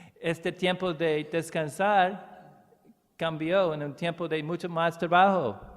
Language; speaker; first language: Spanish; non-native, learner; English